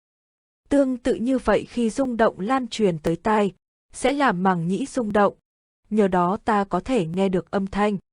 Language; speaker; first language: Vietnamese; native; Vietnamese